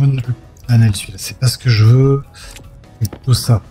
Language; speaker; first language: French; native; French